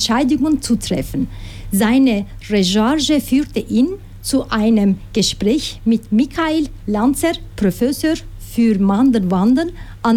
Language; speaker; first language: German; non-native, learner; Spanish